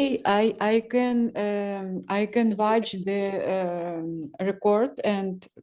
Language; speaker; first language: English; non-native, learner; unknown